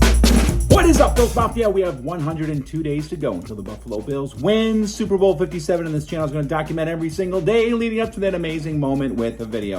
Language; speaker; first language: English; native; English